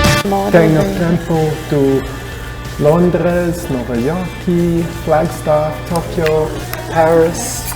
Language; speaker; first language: Portuguese; non-native, learner; English